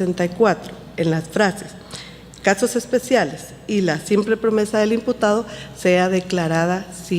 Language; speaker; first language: Spanish; native; Spanish